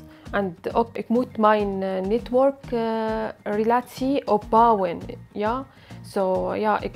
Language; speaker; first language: Dutch; non-native, learner; Arabic